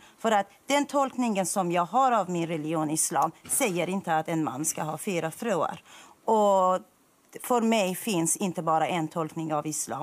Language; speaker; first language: Swedish; non-native, fluent; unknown